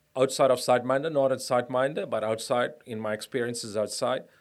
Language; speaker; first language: English; non-native, local second language; Tamil